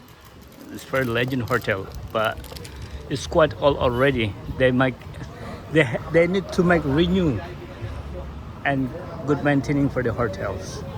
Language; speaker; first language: English; non-native, learner; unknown